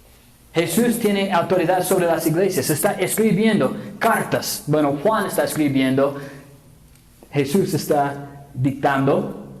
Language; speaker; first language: Spanish; non-native, fluent; English